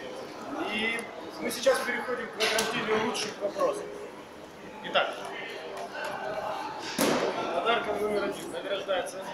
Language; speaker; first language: Russian; native; Russian